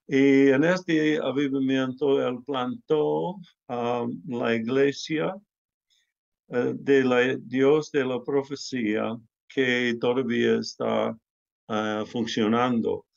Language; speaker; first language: Spanish; non-native, learner; English